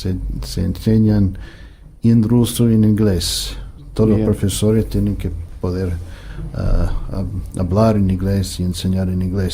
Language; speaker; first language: Spanish; non-native, fluent; English